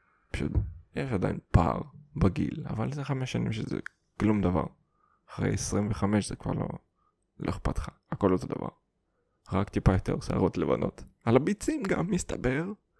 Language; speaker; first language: Hebrew; non-native, fluent; Russian